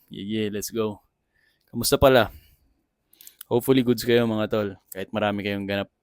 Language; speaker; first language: Filipino; native; Filipino